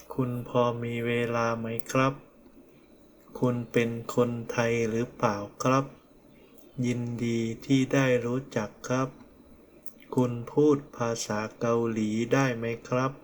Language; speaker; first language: Thai; non-native, fluent; Korean